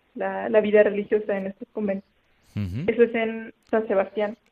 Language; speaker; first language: Spanish; native; Spanish